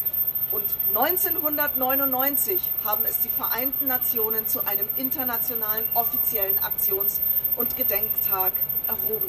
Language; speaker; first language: German; native; German